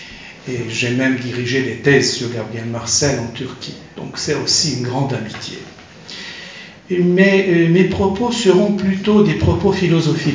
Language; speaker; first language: French; non-native, fluent; Turkish